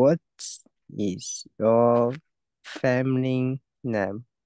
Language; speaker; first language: English; non-native, learner; Chinese